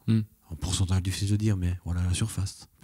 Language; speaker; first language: French; native; French